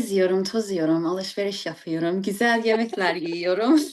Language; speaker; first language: Turkish; early bilingual, heritage; English